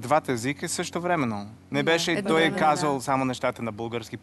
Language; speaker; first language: Bulgarian; non-native, learner; English